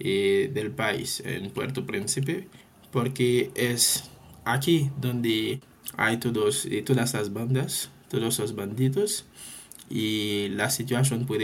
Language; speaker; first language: Spanish; non-native, fluent; Haitian Creole